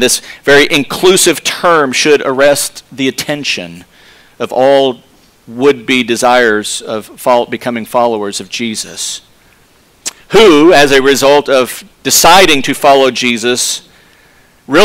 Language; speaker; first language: English; native; English